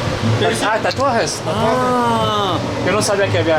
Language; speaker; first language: Spanish; non-native, learner; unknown